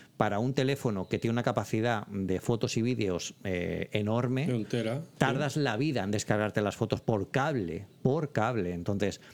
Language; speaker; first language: Spanish; native; Spanish